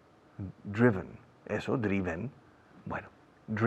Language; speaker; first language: Spanish; non-native, fluent; English